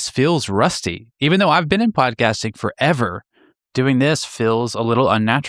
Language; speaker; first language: English; native; English